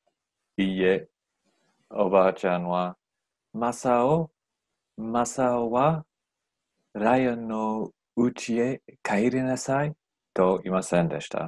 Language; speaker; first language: Japanese; non-native, learner; English